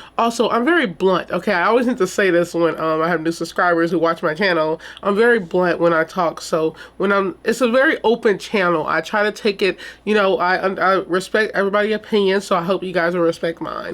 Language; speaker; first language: English; native; English